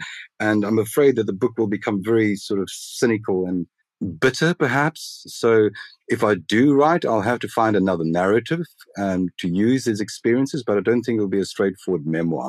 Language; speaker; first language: English; native; English